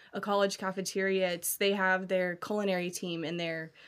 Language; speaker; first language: English; native; English